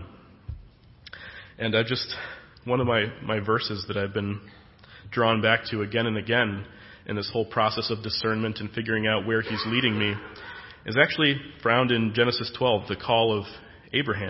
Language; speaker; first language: English; native; English